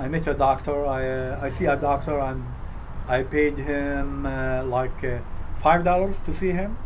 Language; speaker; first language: English; non-native, fluent; Arabic